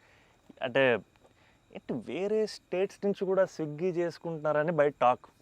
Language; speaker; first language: Telugu; native; Telugu